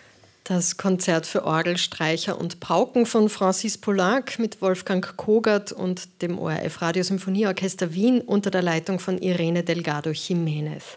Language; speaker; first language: German; native; German